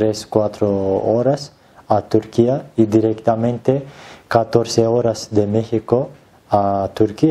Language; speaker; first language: Spanish; non-native, learner; Turkish